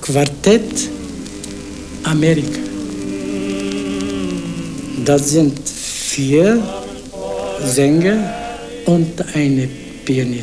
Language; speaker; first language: German; non-native, learner; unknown